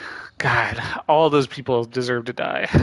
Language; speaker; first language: English; native; English